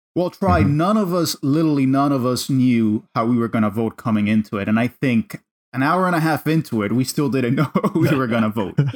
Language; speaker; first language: English; non-native, fluent; Spanish